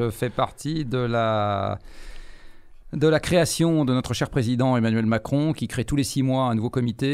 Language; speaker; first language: French; native; French